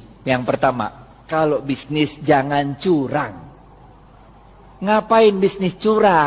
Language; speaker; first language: Indonesian; native; Indonesian